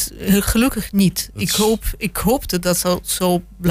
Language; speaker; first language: Dutch; non-native, fluent; Russian